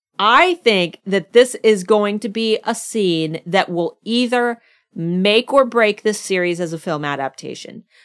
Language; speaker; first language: English; native; English